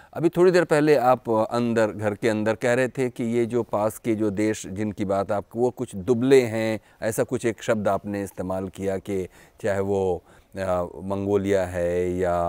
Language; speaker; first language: Hindi; native; Hindi